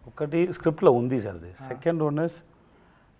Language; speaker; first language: Telugu; non-native, learner; Tamil